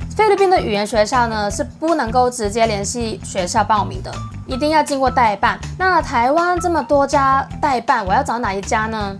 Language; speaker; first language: Chinese; non-native, local second language; Cantonese